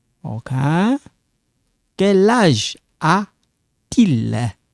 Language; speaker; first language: French; non-native, local second language; Lingala